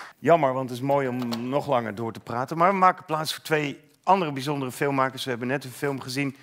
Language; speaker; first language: Dutch; native; Dutch